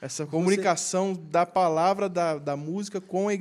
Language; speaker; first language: Portuguese; native; Portuguese